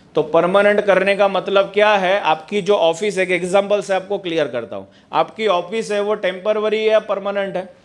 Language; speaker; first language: Hindi; non-native, local second language; Gujarati